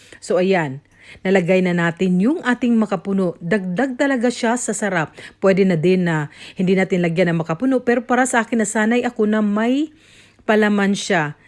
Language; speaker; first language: Filipino; non-native, local second language; Cebuano